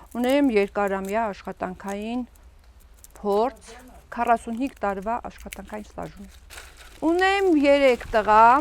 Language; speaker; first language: Armenian; native; Armenian